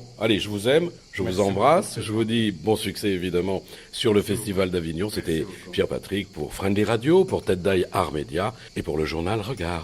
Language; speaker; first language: French; native; French